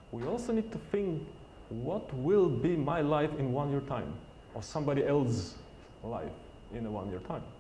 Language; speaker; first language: English; non-native, fluent; Polish